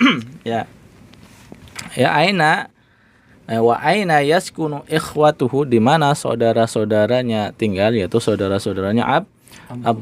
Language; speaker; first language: Indonesian; native; Indonesian